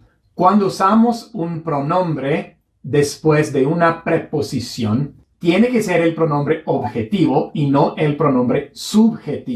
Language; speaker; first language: Spanish; non-native, fluent; English